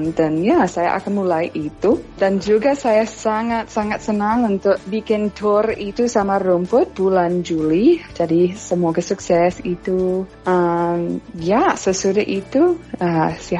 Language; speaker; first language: Indonesian; non-native, fluent; English